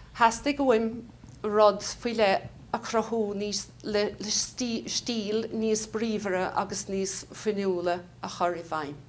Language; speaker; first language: Irish; native; Irish